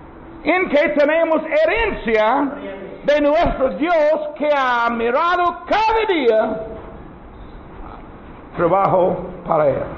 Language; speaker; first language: Spanish; non-native, learner; English